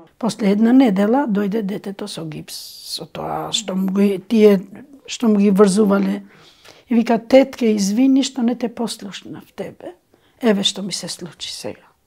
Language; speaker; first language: Macedonian; non-native, local second language; Albanian